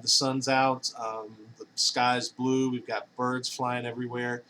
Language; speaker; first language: English; native; English